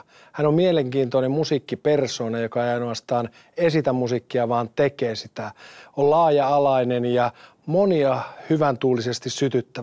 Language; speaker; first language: Finnish; native; Finnish